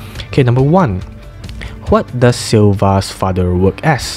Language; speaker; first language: English; non-native, local second language; Malay